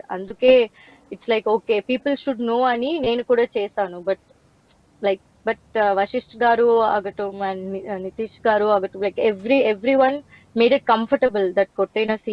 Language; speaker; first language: Telugu; non-native, learner; Tamil